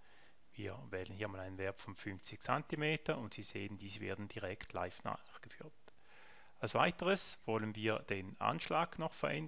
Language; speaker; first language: German; native; German